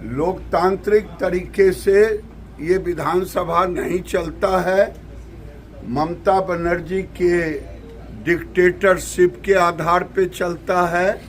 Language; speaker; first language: Hindi; native; Hindi